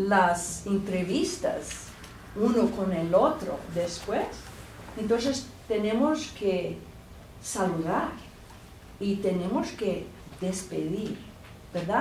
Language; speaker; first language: Spanish; non-native, fluent; Portuguese